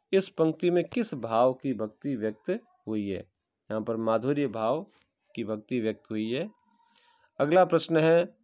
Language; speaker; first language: Hindi; native; Hindi